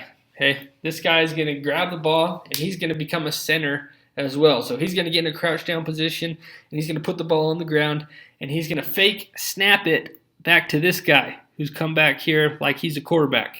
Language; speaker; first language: English; native; English